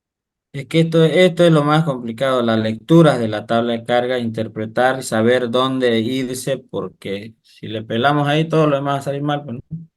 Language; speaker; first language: Spanish; native; Spanish